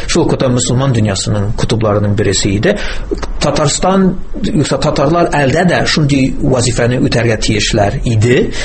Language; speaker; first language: Tatar; early bilingual, heritage; Tatar